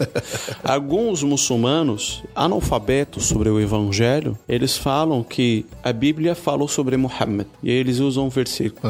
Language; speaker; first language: Portuguese; non-native, fluent; Arabic